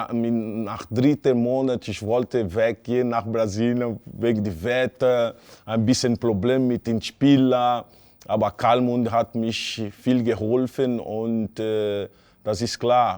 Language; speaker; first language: German; non-native, fluent; Portuguese